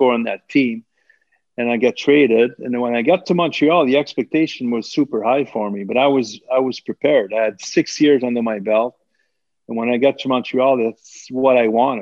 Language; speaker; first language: English; native; English